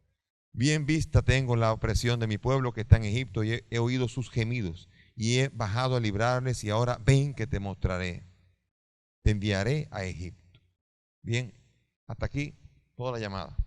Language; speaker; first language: Spanish; native; Spanish